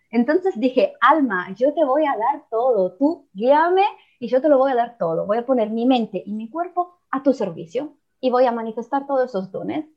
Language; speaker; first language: Spanish; non-native, fluent; Italian